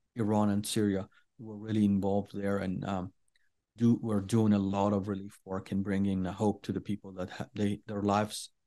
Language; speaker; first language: English; non-native, fluent; Persian